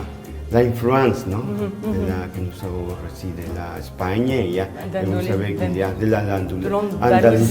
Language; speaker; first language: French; non-native, fluent; Spanish